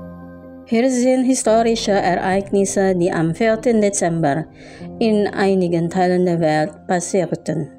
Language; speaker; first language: German; non-native, fluent; Indonesian